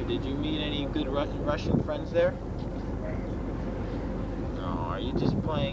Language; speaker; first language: English; native; English